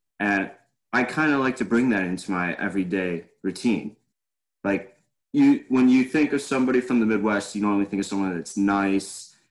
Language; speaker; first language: English; native; English